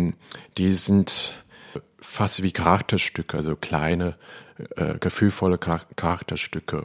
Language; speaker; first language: German; non-native, fluent; Cantonese